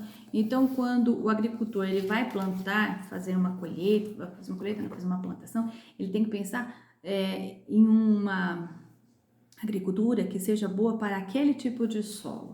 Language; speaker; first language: Portuguese; native; Portuguese